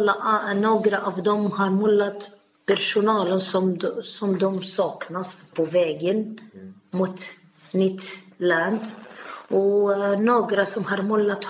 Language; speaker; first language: Swedish; non-native, learner; Arabic